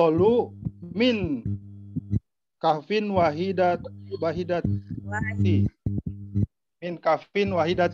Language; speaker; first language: Arabic; non-native, learner; Indonesian